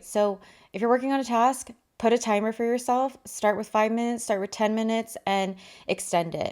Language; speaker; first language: English; native; English